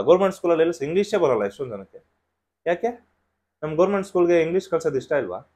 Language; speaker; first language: Kannada; non-native, local second language; Telugu